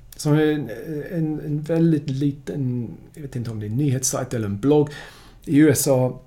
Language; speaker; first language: Swedish; non-native, fluent; English